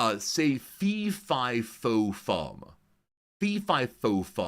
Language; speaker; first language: French; non-native, learner; English